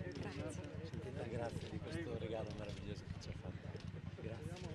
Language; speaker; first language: Italian; native; Italian